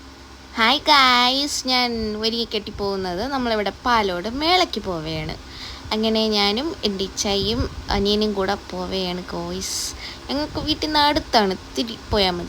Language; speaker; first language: Malayalam; native; Malayalam